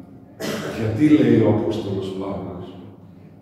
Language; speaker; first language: Greek; native; Greek